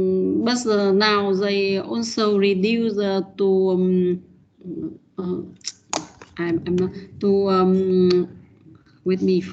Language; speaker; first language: English; non-native, learner; Vietnamese